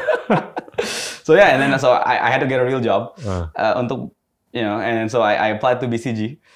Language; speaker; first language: Indonesian; native; Indonesian